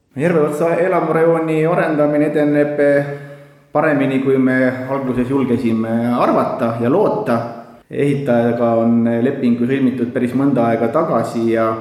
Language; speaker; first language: Estonian; native; Estonian